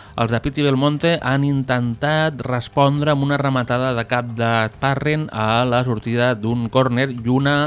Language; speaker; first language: Catalan; native; Catalan